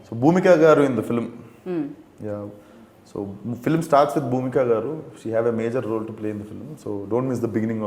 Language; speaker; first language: Telugu; native; Telugu